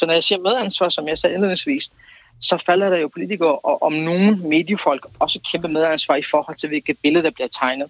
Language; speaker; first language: Danish; early bilingual, other home language; Kurdish